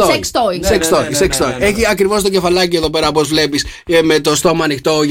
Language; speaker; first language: Greek; native; Greek